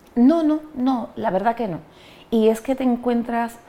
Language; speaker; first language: Spanish; native; Spanish